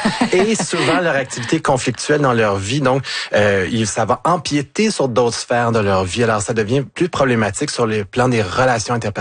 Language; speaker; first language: French; native; French